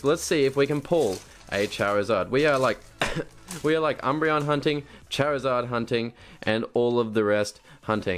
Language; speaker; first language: English; native; English